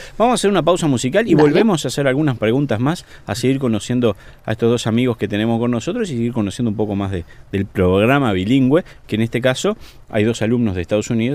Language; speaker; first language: Spanish; native; Spanish